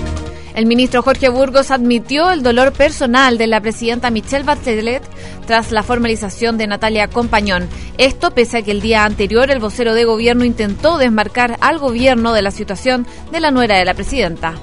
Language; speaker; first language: Spanish; native; Spanish